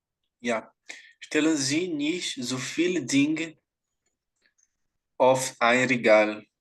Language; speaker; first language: German; non-native, learner; Portuguese